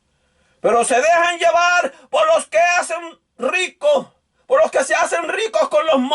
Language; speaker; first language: Spanish; native; Spanish